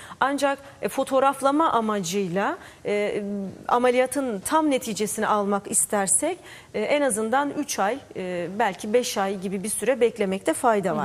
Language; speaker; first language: Turkish; native; Turkish